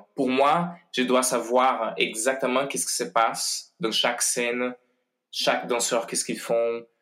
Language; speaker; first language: French; non-native, fluent; Portuguese